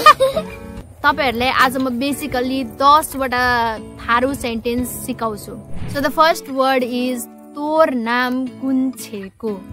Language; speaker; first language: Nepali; non-native, local second language; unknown